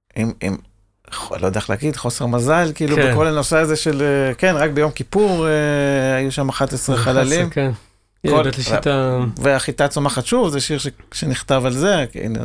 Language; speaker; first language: Hebrew; native; Hebrew